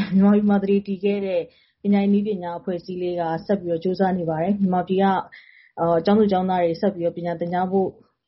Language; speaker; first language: Burmese; native; Burmese